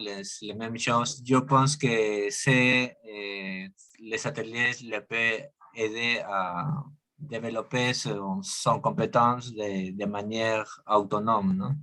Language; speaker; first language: French; non-native, learner; Spanish